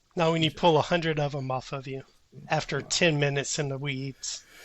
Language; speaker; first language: English; native; English